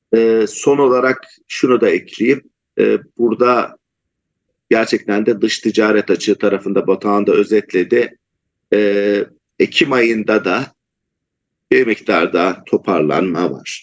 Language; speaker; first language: Turkish; native; Turkish